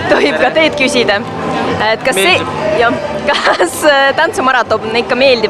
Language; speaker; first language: Estonian; native; Estonian